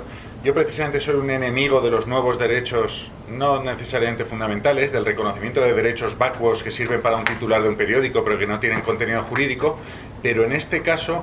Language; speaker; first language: Spanish; native; Spanish